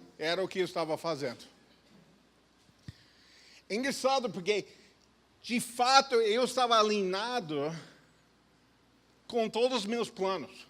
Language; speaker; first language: Portuguese; non-native, fluent; English